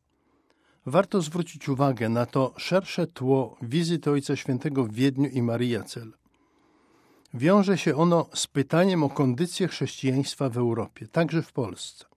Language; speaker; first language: Polish; native; Polish